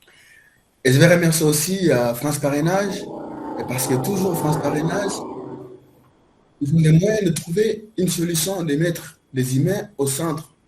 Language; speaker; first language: French; non-native, learner; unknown